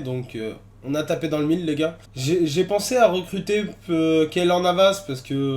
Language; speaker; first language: French; native; French